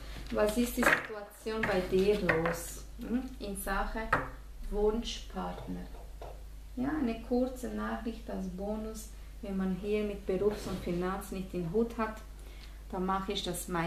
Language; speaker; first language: German; non-native, fluent; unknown